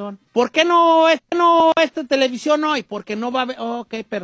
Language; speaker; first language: Spanish; native; Spanish